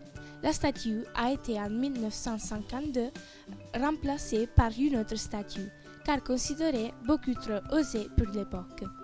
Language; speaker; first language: French; non-native, learner; Italian